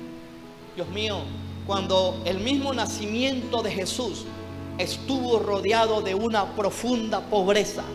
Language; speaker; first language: Spanish; native; Spanish